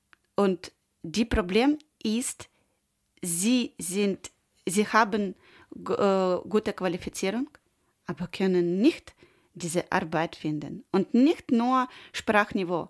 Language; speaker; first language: German; non-native, learner; Ukrainian